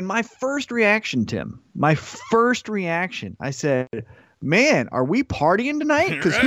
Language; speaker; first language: English; native; English